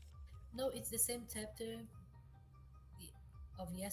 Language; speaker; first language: English; non-native, learner; Portuguese